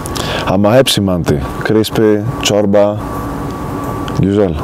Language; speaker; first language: Turkish; non-native, learner; Greek